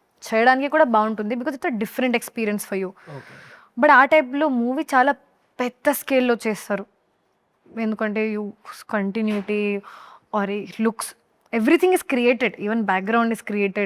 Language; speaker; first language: Telugu; non-native, learner; Hindi